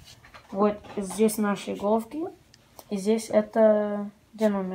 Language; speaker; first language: Russian; early bilingual, heritage; Russian